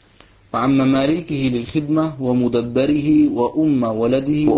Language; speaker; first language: Arabic; native; Arabic